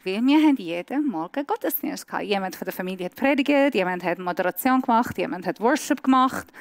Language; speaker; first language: German; non-native, fluent; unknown